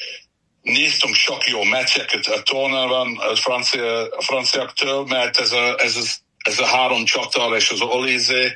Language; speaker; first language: Hungarian; non-native, learner; English